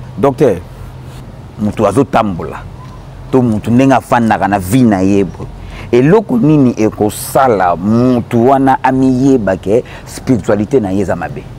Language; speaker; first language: Lingala; native; Lingala